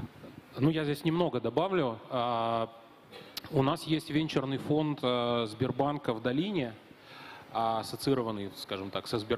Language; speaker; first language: Russian; native; Russian